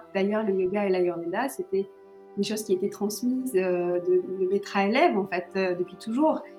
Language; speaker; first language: French; early bilingual, other home language; Sinhala